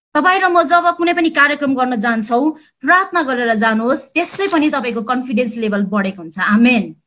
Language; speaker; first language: Nepali; native; Nepali